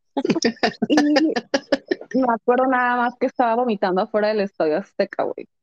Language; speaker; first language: Spanish; early bilingual, heritage; Spanish